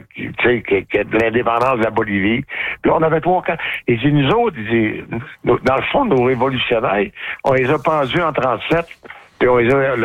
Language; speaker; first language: French; native; French